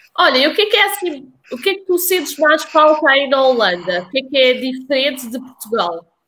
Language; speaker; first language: Portuguese; native; Portuguese